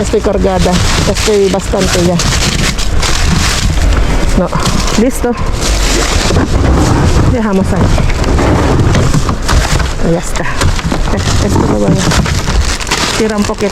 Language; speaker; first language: Spanish; non-native, learner; Filipino